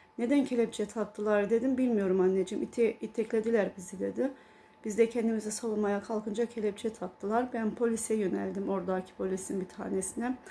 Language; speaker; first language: Turkish; early bilingual, heritage; Turkish